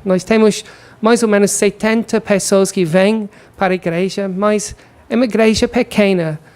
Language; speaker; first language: Portuguese; non-native, fluent; English